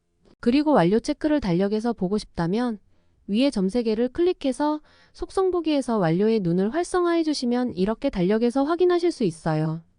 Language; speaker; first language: Korean; native; Korean